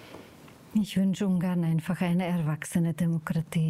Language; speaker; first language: German; non-native, fluent; Hungarian